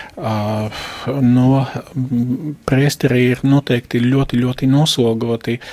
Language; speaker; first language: Latvian; non-native, fluent; Slovak